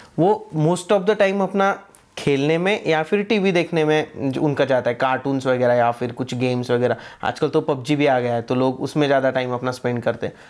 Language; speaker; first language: Hindi; non-native, local second language; Marathi